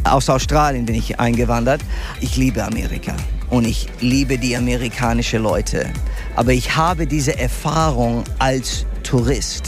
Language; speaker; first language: German; non-native, fluent; English